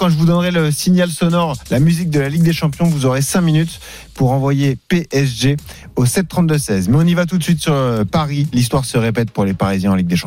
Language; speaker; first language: French; native; French